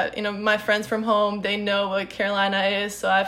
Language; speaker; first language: English; non-native, fluent; Czech